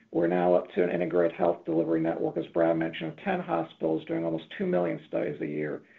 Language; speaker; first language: English; native; English